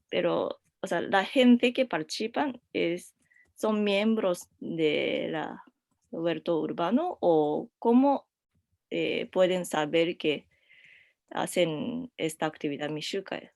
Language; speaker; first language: Spanish; non-native, learner; Japanese